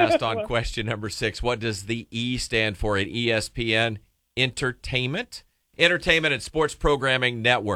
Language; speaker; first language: English; native; English